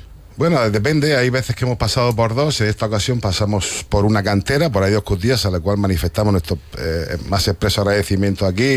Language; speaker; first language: Spanish; native; Spanish